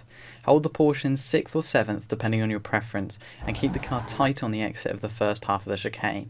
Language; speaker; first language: English; native; English